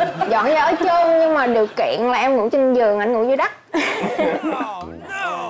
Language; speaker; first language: Vietnamese; native; Vietnamese